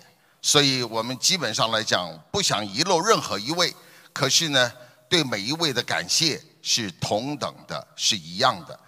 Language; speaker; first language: Chinese; native; Chinese